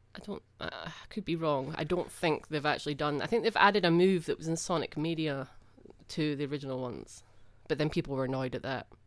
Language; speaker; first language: English; native; English